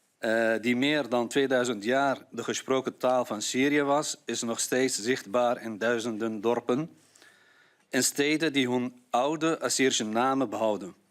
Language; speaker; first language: Dutch; non-native, fluent; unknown